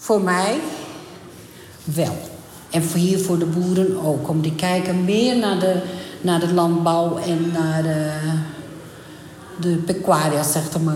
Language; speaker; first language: Dutch; early bilingual, heritage; Dutch